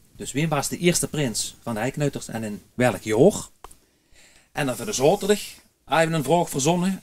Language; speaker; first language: Dutch; native; Dutch